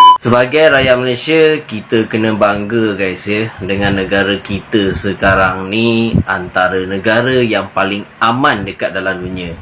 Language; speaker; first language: Malay; native; Malay